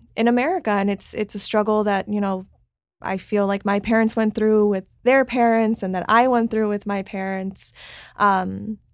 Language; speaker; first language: English; native; English